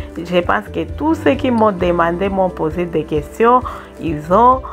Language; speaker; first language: French; non-native, local second language; Swahili